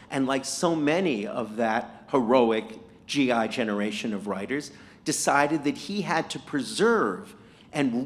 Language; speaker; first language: English; native; English